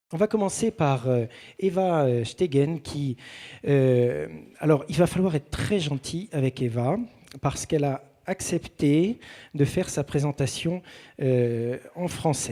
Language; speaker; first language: French; native; French